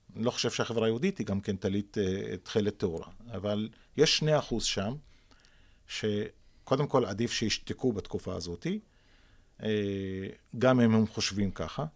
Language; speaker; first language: Hebrew; non-native, local second language; Arabic